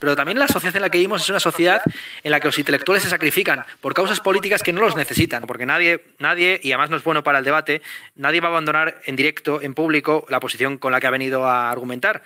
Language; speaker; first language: Spanish; native; Spanish